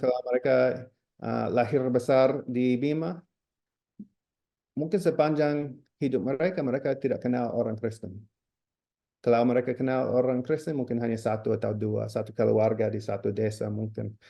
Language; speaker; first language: Indonesian; non-native, fluent; English